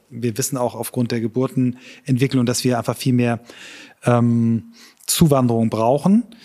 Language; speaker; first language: German; native; German